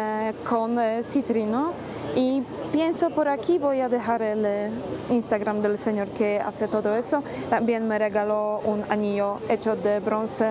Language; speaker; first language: Spanish; non-native, fluent; Polish